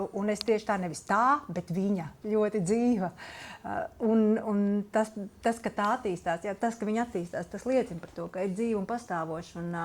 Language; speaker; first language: Latvian; non-native, local second language; Russian